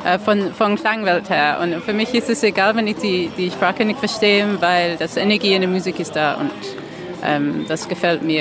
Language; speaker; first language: German; non-native, fluent; English